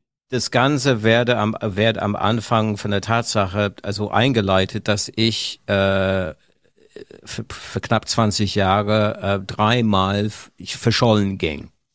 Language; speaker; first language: German; non-native, fluent; English